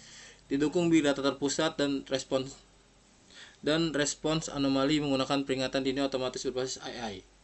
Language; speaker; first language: Indonesian; native; Indonesian